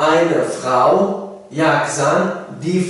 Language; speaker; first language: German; non-native, learner; Tajik